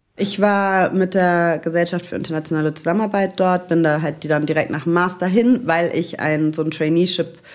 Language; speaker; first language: German; native; German